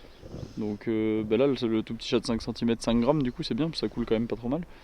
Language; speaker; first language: French; native; French